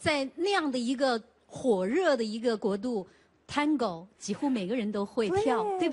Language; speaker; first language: Chinese; native; Chinese